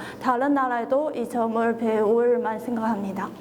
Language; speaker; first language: Korean; non-native, fluent; Chinese